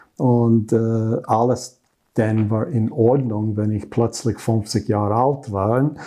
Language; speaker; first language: German; non-native, learner; English